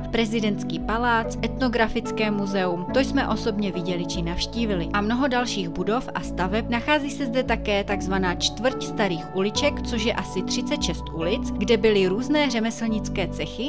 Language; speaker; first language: Czech; native; Czech